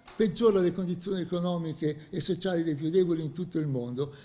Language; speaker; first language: Italian; native; Italian